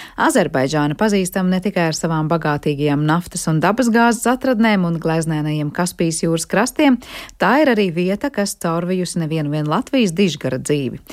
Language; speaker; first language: Latvian; native; Latvian